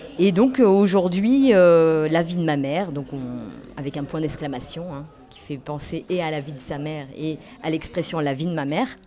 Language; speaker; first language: French; native; French